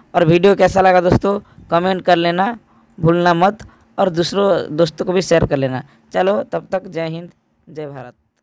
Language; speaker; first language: Hindi; non-native, local second language; Odia